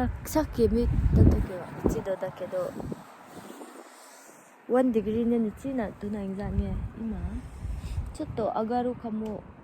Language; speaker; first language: Japanese; non-native, learner; Mizo